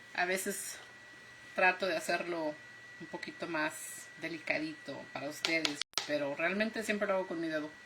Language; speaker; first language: Spanish; early bilingual, heritage; Spanish